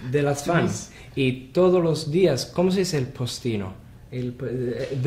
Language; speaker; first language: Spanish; non-native, fluent; Italian